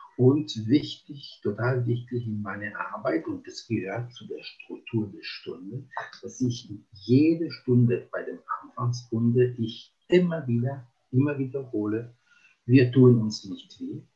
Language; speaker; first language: German; non-native, fluent; Italian